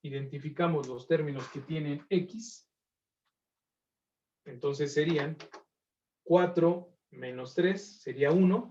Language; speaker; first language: Spanish; native; Spanish